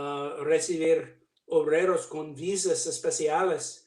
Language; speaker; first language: Spanish; non-native, fluent; English